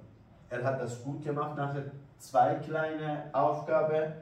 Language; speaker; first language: German; non-native, learner; Kurdish